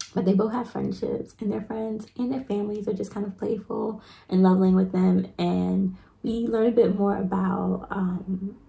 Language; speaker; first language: English; native; English